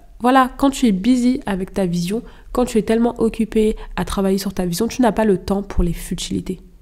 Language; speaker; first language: French; non-native, local second language; Lingala